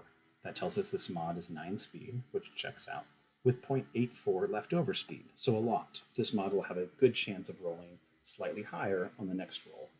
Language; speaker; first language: English; native; English